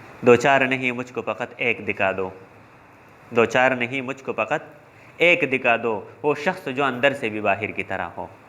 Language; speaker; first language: Urdu; non-native, local second language; Pashto